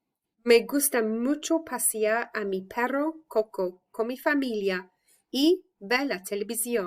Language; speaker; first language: Spanish; non-native, fluent; English